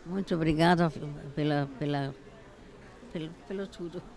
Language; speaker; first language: Portuguese; non-native, fluent; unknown